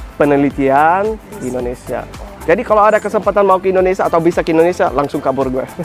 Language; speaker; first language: Indonesian; non-native, fluent; Dutch